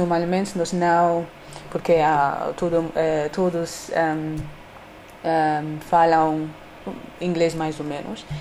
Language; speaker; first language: Portuguese; non-native, learner; English